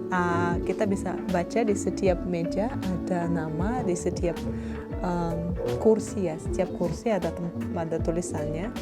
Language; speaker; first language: Indonesian; non-native, fluent; Russian